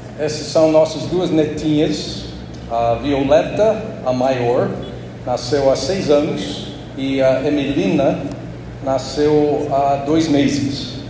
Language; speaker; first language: Portuguese; non-native, fluent; English